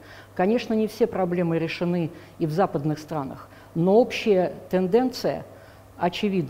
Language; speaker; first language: Russian; native; Russian